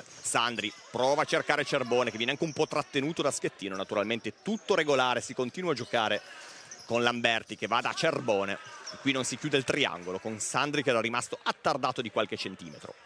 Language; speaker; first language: Italian; native; Italian